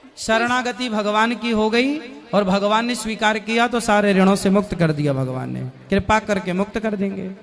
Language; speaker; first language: Hindi; native; Hindi